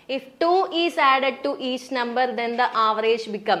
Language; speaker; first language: English; non-native, local second language; Malayalam